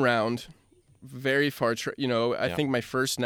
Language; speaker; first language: English; native; English